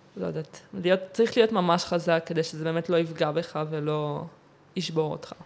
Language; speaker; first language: Hebrew; native; Hebrew